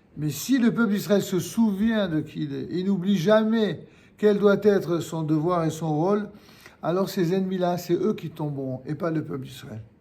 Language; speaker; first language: French; native; French